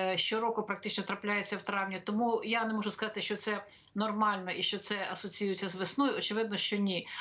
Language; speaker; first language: Ukrainian; native; Ukrainian